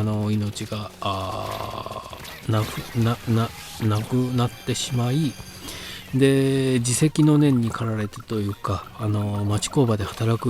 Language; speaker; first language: Japanese; native; Japanese